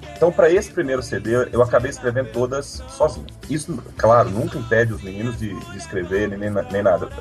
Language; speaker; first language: Portuguese; native; Portuguese